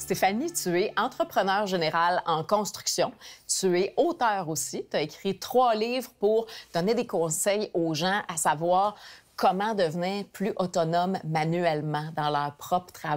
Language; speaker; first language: French; native; French